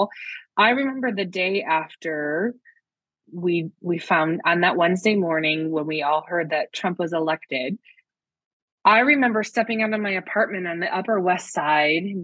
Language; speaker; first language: English; native; English